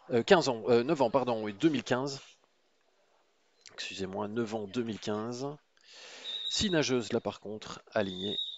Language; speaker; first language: French; native; French